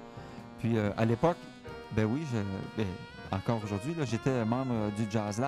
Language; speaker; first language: French; native; French